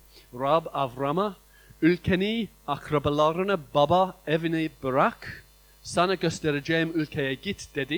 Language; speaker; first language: Turkish; non-native, fluent; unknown